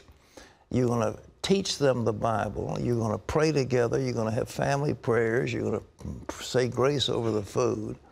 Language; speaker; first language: English; native; English